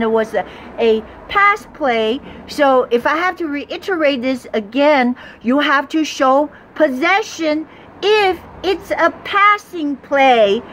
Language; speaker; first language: English; non-native, fluent; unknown